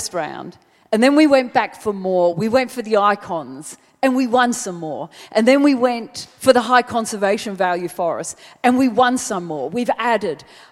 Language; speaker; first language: English; native; English